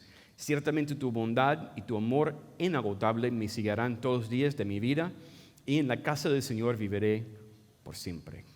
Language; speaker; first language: Spanish; non-native, fluent; English